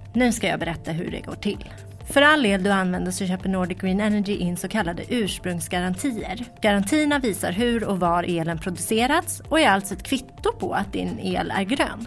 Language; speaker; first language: Swedish; native; Swedish